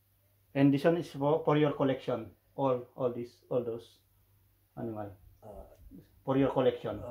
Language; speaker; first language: English; non-native, local second language; Filipino